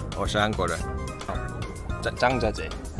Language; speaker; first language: Chinese; non-native, learner; Korean